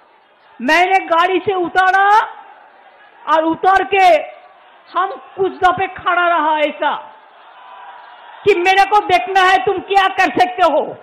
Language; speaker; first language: Hindi; non-native, local second language; Bangla